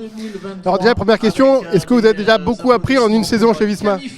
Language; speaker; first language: French; native; French